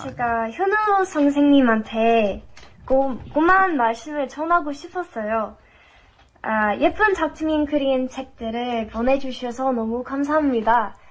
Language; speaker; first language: Korean; non-native, fluent; English